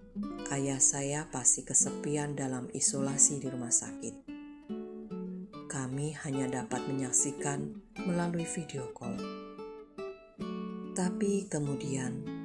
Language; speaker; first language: Indonesian; native; Indonesian